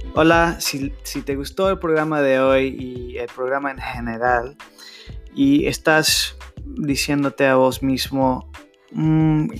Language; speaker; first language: Spanish; early bilingual, heritage; Spanish